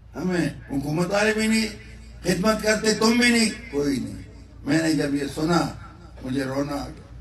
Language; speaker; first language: Urdu; non-native, local second language; Northern Hindko